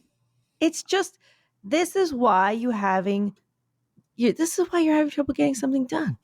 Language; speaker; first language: English; native; English